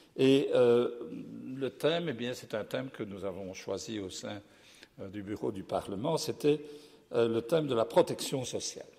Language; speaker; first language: French; native; French